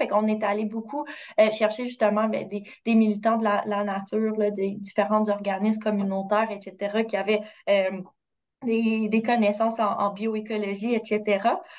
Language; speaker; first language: French; native; French